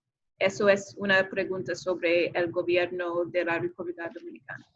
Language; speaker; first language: Spanish; non-native, fluent; English